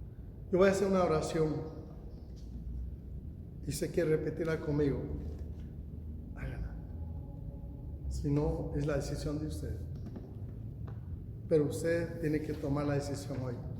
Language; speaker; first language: Spanish; native; Spanish